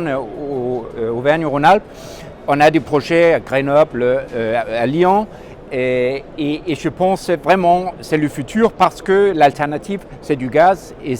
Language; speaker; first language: French; non-native, fluent; Danish